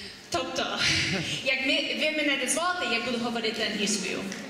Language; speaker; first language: Ukrainian; early bilingual, heritage; Ukrainian